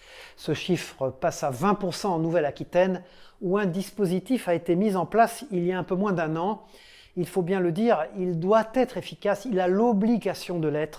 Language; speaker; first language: French; native; French